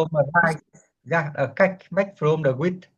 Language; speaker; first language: English; non-native, learner; Vietnamese